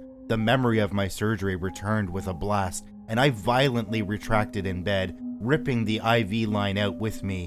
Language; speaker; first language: English; native; English